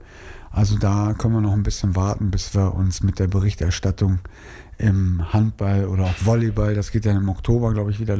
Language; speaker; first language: German; native; German